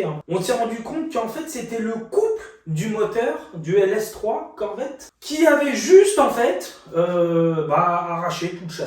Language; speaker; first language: French; native; French